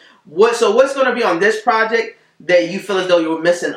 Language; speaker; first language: English; native; English